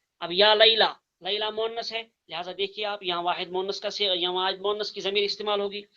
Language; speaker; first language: Urdu; non-native, local second language; Kashmiri